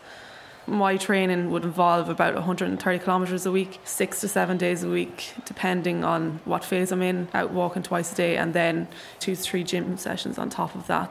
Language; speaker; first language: English; native; English